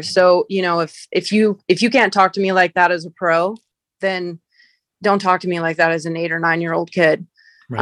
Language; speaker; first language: English; native; English